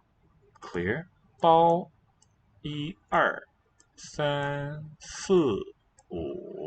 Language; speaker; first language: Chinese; non-native, learner; English